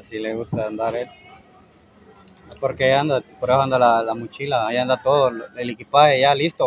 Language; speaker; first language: Spanish; native; Spanish